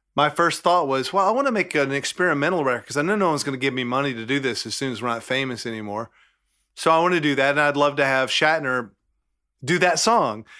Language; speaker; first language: English; native; English